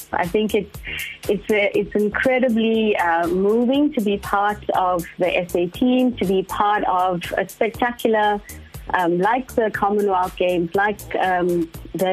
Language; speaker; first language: English; native; English